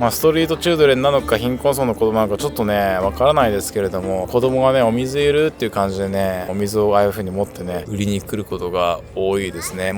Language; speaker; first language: Japanese; native; Japanese